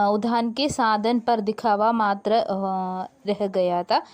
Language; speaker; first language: Hindi; non-native, local second language; Malayalam